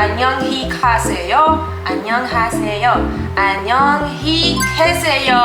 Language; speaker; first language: Korean; non-native, learner; English